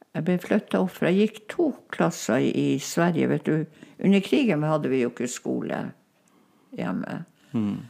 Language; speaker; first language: Norwegian; non-native, local second language; Northern Sami